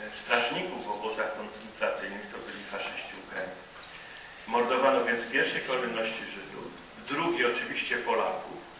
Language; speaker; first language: Polish; native; Polish